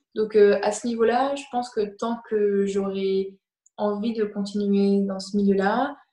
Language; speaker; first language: French; native; French